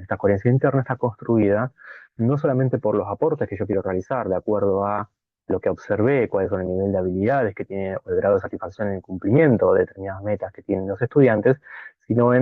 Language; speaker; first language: Spanish; native; Spanish